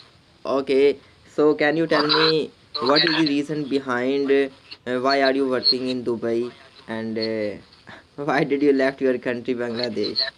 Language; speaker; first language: English; non-native, learner; Urdu